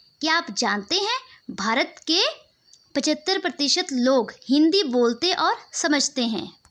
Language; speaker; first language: Hindi; native; Hindi